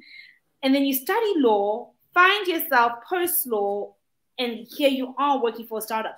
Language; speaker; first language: English; non-native, local second language; Zulu